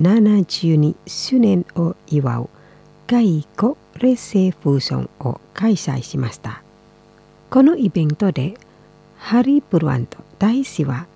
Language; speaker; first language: Japanese; non-native, fluent; Indonesian